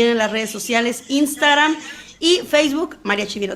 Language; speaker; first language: Spanish; native; Spanish